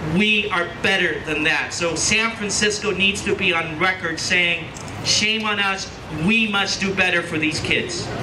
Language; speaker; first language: English; early bilingual, other home language; Spanish